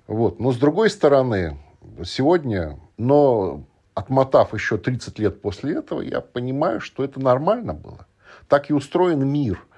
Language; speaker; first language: Russian; native; Russian